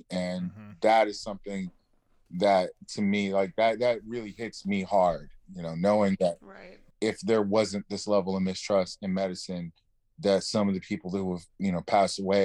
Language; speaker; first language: English; native; English